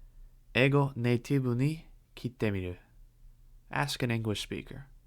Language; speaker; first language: Japanese; non-native, learner; English